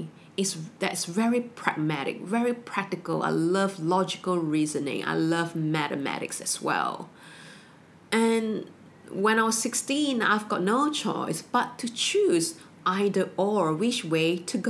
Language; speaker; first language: English; non-native, local second language; Chinese